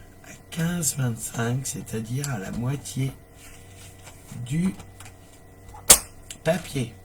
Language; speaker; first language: French; native; French